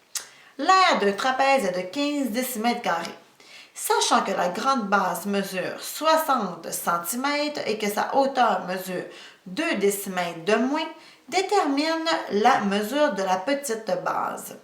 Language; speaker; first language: French; native; French